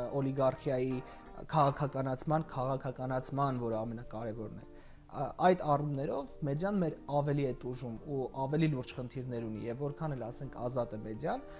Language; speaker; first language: Armenian; native; Armenian